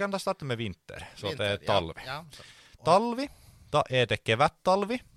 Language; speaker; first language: Norwegian; non-native, fluent; Finnish